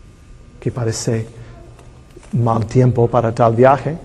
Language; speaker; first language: Spanish; non-native, fluent; English